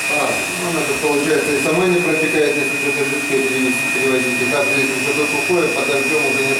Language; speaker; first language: Russian; native; Russian